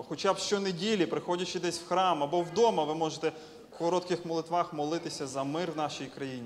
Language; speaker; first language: Ukrainian; native; Ukrainian